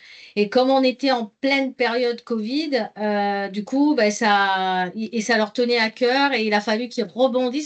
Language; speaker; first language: French; native; French